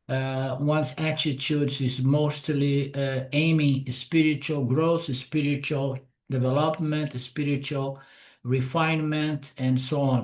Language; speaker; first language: English; non-native, fluent; Portuguese